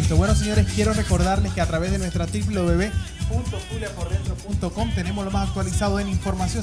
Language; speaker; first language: Spanish; native; Spanish